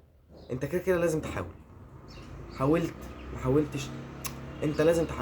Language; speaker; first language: Arabic; native; Arabic